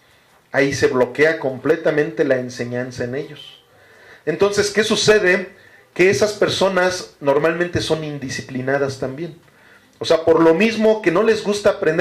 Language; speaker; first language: Spanish; native; Spanish